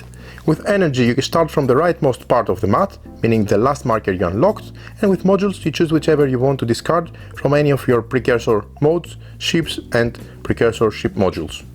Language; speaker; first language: English; non-native, fluent; Greek